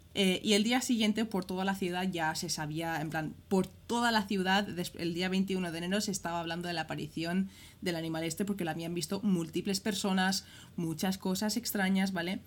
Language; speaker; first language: Spanish; early bilingual, other home language; English